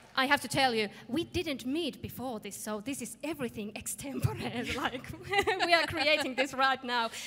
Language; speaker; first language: English; non-native, fluent; Finnish